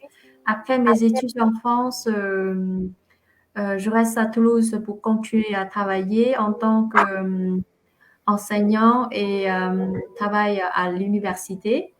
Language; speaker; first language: French; non-native, fluent; Vietnamese